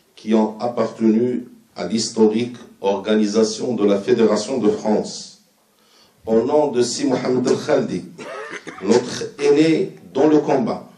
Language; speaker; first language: French; non-native, local second language; Arabic